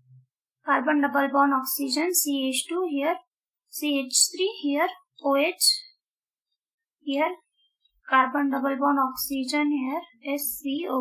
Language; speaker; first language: English; non-native, local second language; Marathi